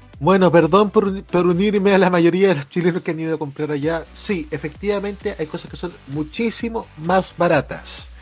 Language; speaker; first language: Spanish; native; Spanish